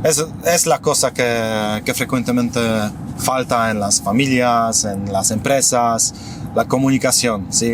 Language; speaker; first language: Spanish; non-native, fluent; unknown